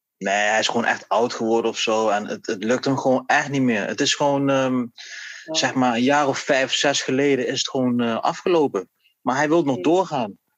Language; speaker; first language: Dutch; native; Dutch